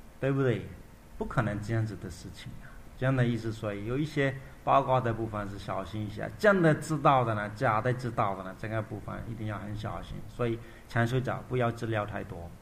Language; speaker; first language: Chinese; non-native, fluent; Burmese